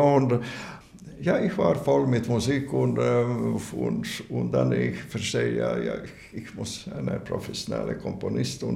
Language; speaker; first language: German; non-native, learner; Latvian